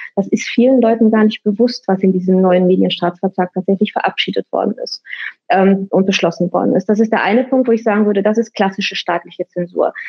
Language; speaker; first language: German; early bilingual, other home language; Romanian